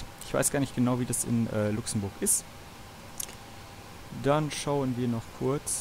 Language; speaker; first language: German; native; German